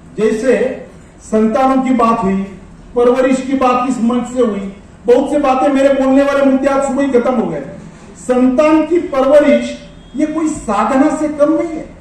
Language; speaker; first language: Hindi; non-native, local second language; Marwari